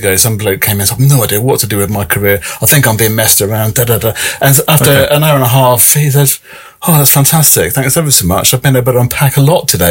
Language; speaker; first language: English; native; English